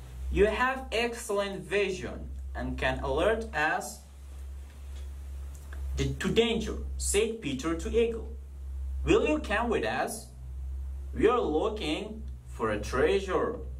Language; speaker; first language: English; non-native, fluent; Persian